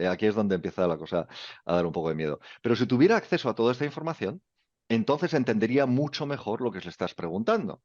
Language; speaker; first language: Spanish; native; Spanish